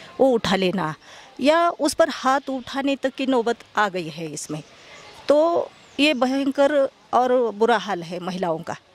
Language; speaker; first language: Hindi; non-native, local second language; Marathi